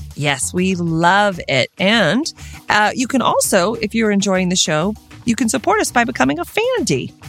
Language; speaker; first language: English; native; English